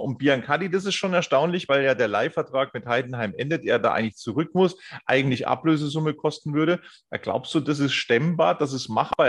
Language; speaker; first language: German; native; German